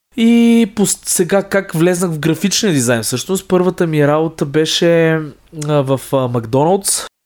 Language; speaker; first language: Bulgarian; native; Bulgarian